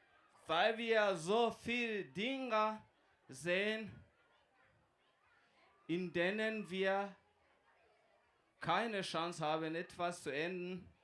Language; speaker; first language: German; non-native, fluent; Kinyarwanda